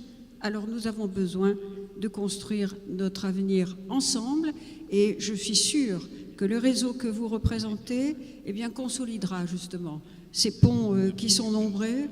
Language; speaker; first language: French; native; French